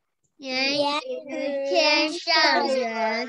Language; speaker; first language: Chinese; early bilingual, heritage; Chinese